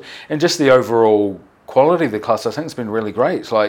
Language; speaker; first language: English; native; English